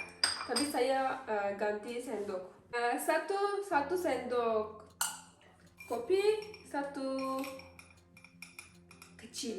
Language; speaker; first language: Indonesian; non-native, learner; Turkish